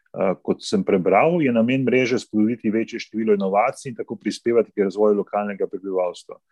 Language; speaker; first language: Slovenian; native; Slovenian